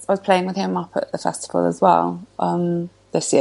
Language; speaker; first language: English; native; English